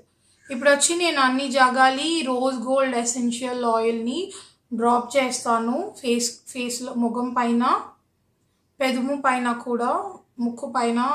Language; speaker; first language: Telugu; native; Telugu